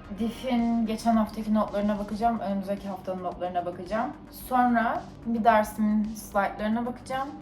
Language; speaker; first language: Turkish; native; Turkish